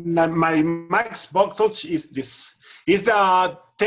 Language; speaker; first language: English; non-native, learner; Spanish